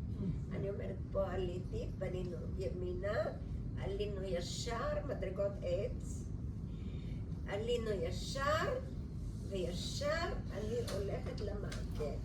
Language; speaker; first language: Hebrew; early bilingual, other home language; Bulgarian